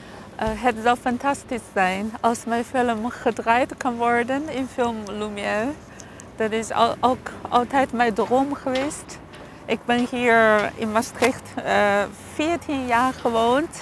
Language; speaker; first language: Dutch; non-native, fluent; Chinese